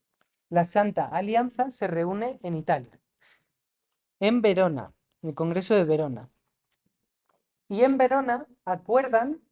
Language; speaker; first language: Spanish; native; Spanish